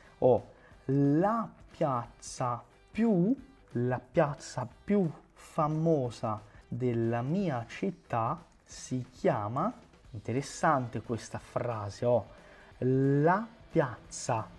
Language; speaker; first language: Italian; non-native, fluent; Portuguese